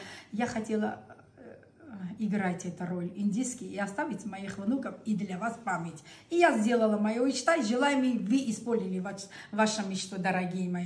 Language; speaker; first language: Russian; non-native, local second language; Armenian